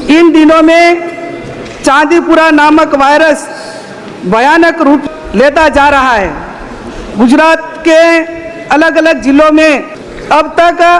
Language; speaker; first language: Hindi; non-native, local second language; Gujarati